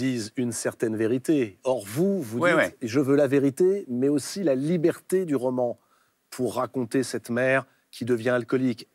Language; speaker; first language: French; native; French